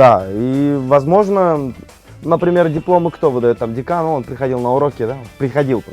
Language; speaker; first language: Russian; native; Russian